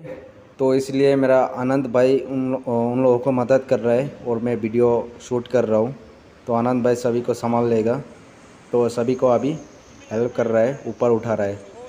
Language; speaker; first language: Hindi; non-native, local second language; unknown